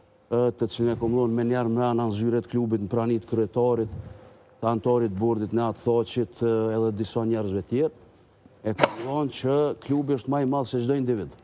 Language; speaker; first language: Albanian; native; Albanian